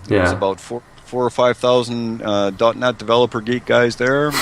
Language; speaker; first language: English; native; English